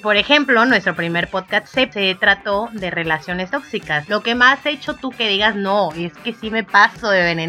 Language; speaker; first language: Spanish; native; Spanish